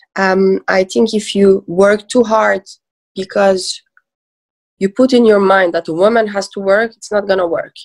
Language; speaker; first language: English; early bilingual, other home language; Persian